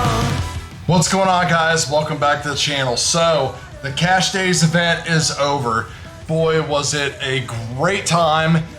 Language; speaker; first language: English; native; English